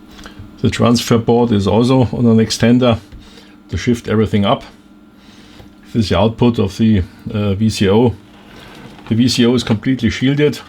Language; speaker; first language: English; non-native, fluent; German